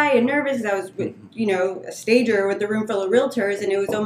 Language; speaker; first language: English; native; English